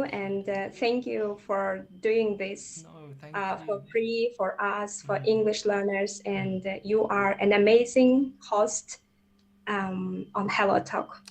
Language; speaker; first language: English; non-native, fluent; Russian